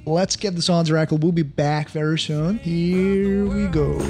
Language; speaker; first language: English; non-native, fluent; Chinese